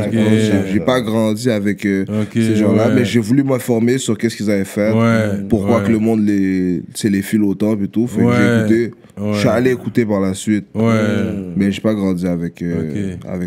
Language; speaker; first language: French; native; French